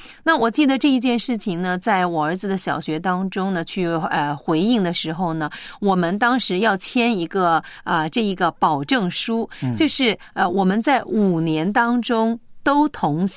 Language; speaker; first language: Chinese; native; Chinese